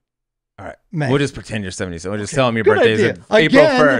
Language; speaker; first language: English; native; English